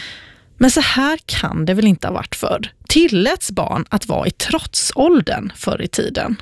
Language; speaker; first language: Swedish; native; Swedish